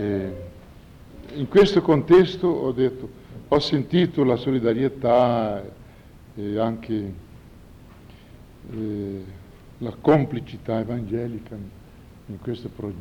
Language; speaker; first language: Italian; non-native, fluent; Portuguese